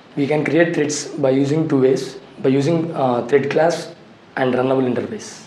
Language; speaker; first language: English; non-native, local second language; Telugu